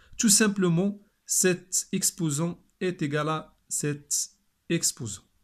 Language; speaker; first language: French; non-native, local second language; Arabic